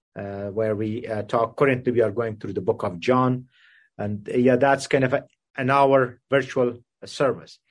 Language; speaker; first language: English; non-native, fluent; Persian